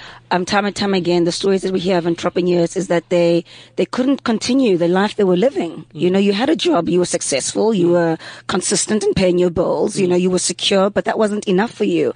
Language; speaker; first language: English; non-native, local second language; Xhosa